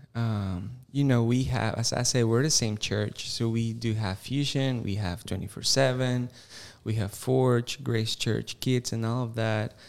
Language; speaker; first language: English; non-native, fluent; Spanish